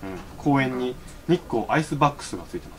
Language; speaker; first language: Japanese; native; Japanese